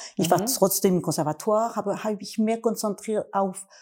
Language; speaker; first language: German; non-native, learner; French